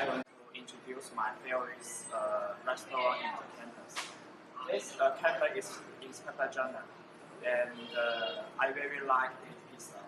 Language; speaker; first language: English; non-native, learner; Chinese